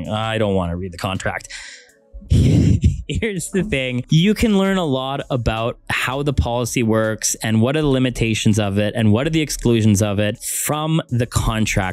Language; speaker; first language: English; native; English